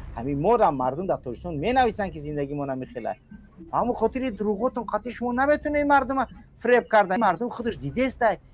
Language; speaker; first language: Tajik; native; Tajik